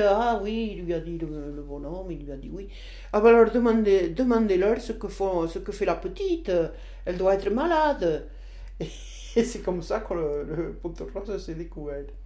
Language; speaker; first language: French; non-native, local second language; Occitan